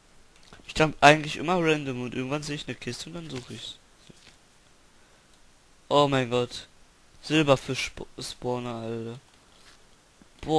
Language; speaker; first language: German; native; German